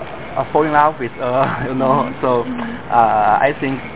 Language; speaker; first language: English; non-native, fluent; Chinese